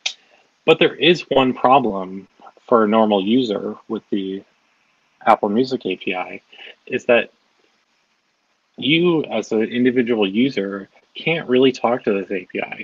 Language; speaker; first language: English; native; English